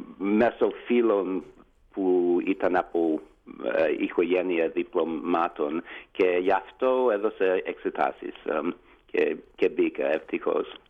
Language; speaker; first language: Greek; non-native, learner; English